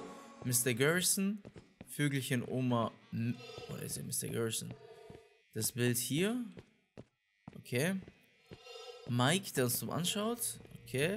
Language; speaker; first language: German; native; German